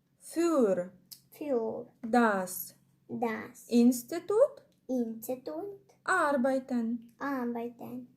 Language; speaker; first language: German; non-native, fluent; Ukrainian